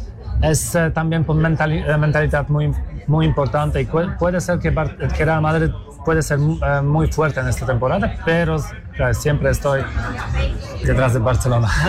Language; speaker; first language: Spanish; non-native, learner; Polish